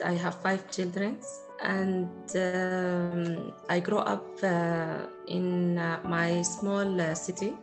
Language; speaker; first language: English; non-native, learner; Arabic